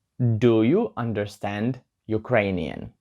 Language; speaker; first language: English; non-native, learner; Ukrainian